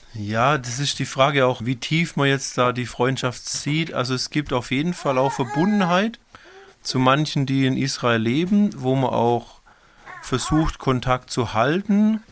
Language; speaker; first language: German; native; German